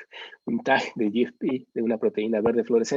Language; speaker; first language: Spanish; native; Spanish